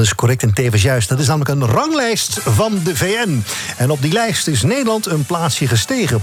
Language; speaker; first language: Dutch; native; Dutch